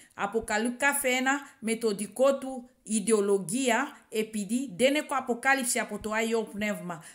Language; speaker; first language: Greek; non-native, learner; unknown